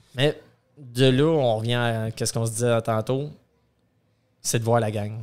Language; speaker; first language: French; native; French